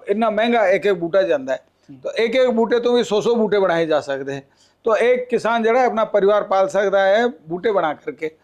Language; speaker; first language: Hindi; non-native, local second language; Punjabi